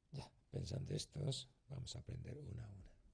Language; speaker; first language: Spanish; non-native, learner; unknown